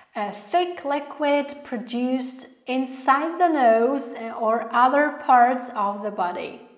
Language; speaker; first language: English; non-native, fluent; Polish